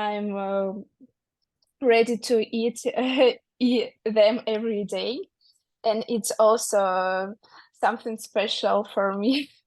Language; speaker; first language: English; non-native, learner; Russian